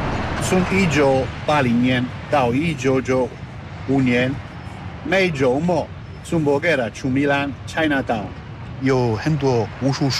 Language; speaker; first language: Chinese; non-native, learner; Italian